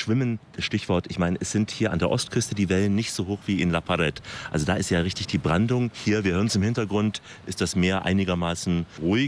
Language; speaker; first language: German; native; German